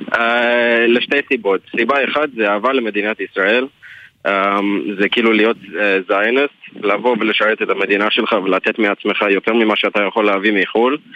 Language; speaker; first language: Hebrew; non-native, fluent; English